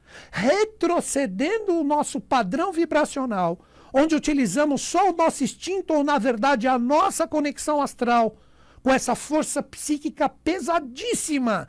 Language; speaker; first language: Portuguese; native; Portuguese